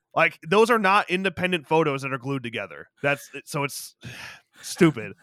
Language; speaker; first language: English; native; English